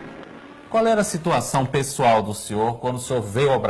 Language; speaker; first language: Portuguese; native; Portuguese